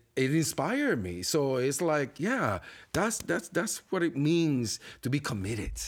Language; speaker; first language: English; non-native, fluent; Spanish